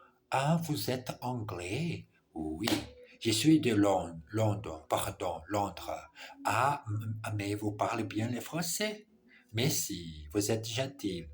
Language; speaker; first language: French; non-native, learner; English